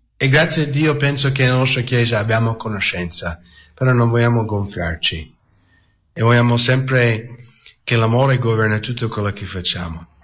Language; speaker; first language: Italian; non-native, fluent; English